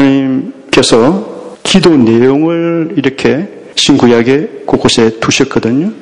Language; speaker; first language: Korean; native; Korean